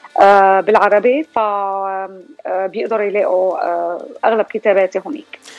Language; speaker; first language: Arabic; native; Arabic